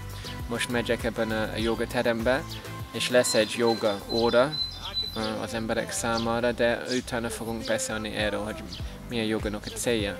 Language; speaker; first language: Hungarian; non-native, fluent; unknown